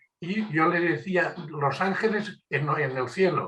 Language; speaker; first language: Spanish; native; Spanish